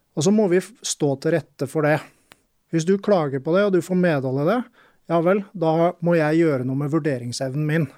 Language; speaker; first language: Norwegian; native; Norwegian